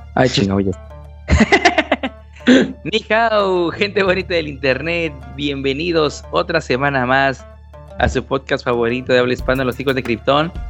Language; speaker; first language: Spanish; native; Spanish